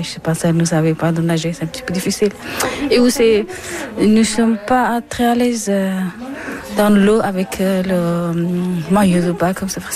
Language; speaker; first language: French; non-native, learner; Persian